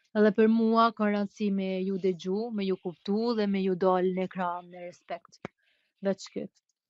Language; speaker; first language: Albanian; early bilingual, heritage; Albanian